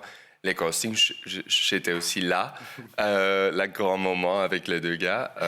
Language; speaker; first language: French; non-native, local second language; Dutch